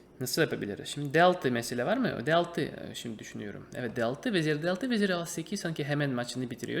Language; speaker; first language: Turkish; non-native, fluent; Russian